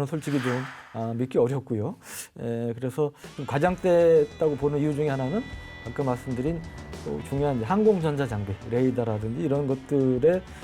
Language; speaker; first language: Korean; native; Korean